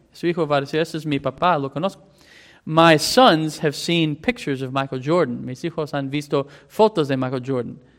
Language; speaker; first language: Spanish; non-native, fluent; English